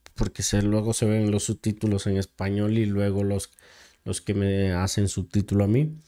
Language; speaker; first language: Spanish; native; Spanish